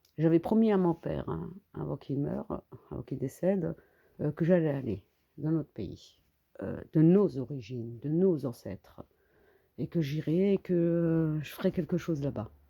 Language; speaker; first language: French; early bilingual, other home language; Kabyle